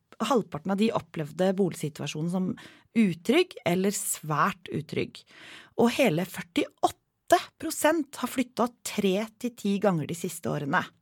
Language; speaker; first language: Norwegian; native; Norwegian